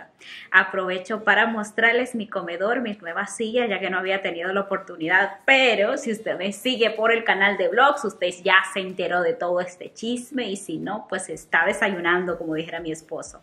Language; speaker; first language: Spanish; native; Spanish